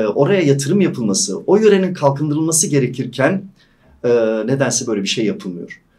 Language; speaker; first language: Turkish; native; Turkish